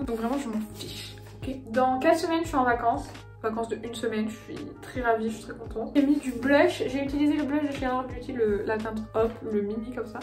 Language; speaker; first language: French; native; French